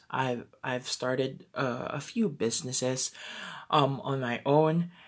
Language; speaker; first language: English; non-native, local second language; Filipino